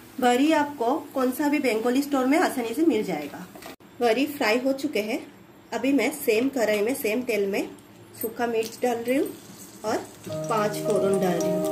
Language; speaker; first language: Hindi; non-native, local second language; Bangla